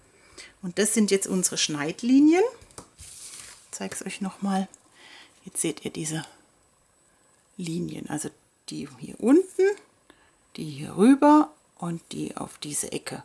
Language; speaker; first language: German; native; German